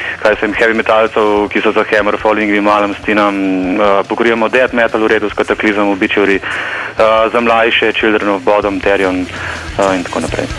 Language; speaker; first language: Slovenian; native; Slovenian